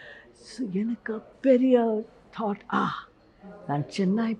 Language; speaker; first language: Tamil; non-native, learner; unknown